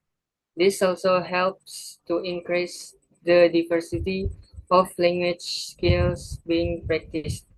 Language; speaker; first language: English; non-native, learner; Indonesian